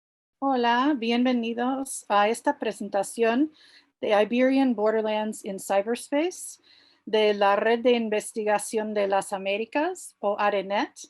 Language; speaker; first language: Spanish; non-native, fluent; English